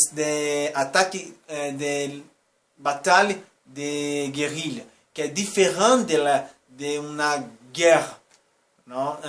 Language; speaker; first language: French; non-native, learner; Portuguese